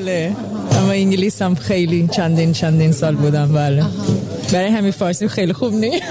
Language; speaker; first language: Persian; early bilingual, heritage; Persian